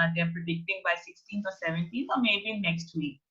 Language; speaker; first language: English; non-native, local second language; Punjabi